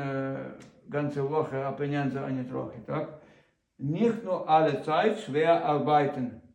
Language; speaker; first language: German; non-native, learner; Ukrainian